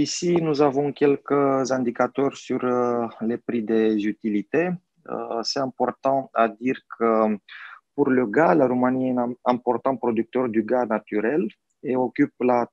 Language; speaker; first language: French; non-native, fluent; Romanian